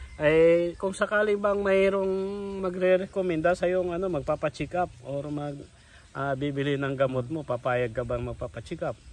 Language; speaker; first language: Filipino; non-native, local second language; Hiligaynon